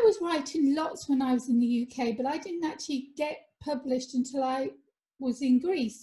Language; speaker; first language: English; native; English